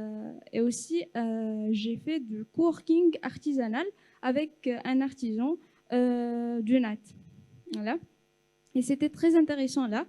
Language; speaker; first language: French; non-native, local second language; Arabic